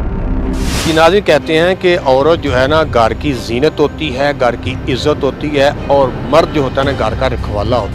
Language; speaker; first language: Hindi; non-native, local second language; Punjabi